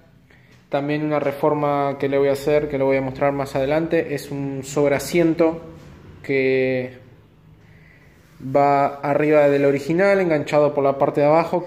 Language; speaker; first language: Spanish; native; Spanish